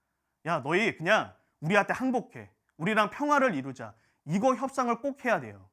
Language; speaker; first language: Korean; native; Korean